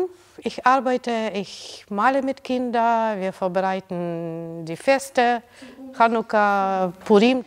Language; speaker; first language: German; non-native, fluent; Russian